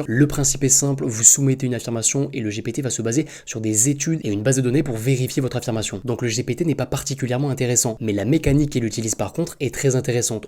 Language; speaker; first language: French; native; French